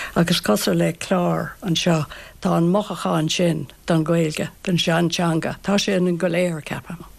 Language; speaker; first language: Irish; non-native, local second language; English